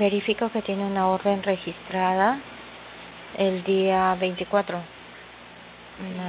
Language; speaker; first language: Spanish; native; Spanish